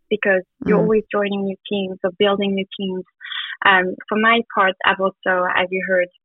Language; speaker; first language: English; non-native, fluent; German